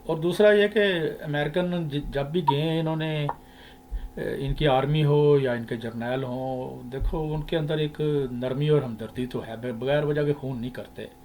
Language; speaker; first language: Urdu; native; Urdu